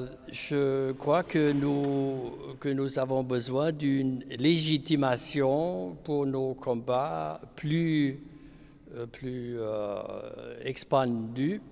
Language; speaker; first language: French; non-native, fluent; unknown